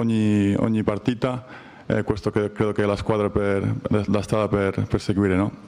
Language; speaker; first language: Italian; non-native, learner; Spanish